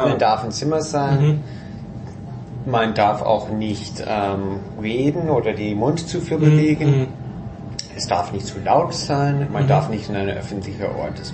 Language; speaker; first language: German; non-native, fluent; English